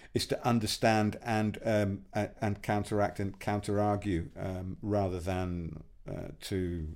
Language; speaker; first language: English; native; English